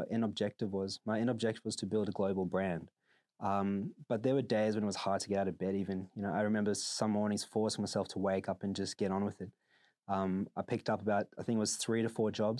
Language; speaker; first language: English; native; English